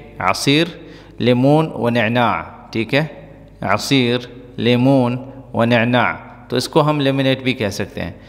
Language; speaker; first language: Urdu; non-native, local second language; Pashto